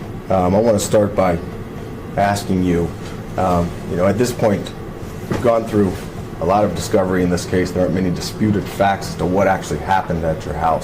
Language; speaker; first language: English; native; English